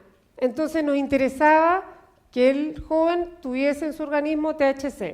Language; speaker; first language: Spanish; native; Spanish